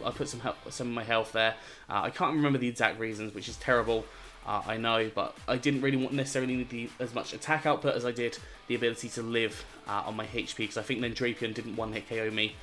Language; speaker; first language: English; native; English